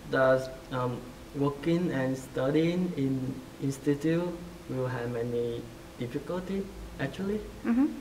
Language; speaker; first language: English; non-native, fluent; Vietnamese